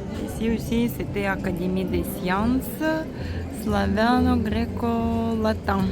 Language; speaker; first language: French; non-native, learner; Russian